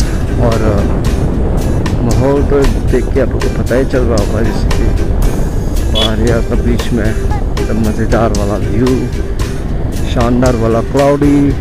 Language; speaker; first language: Hindi; non-native, local second language; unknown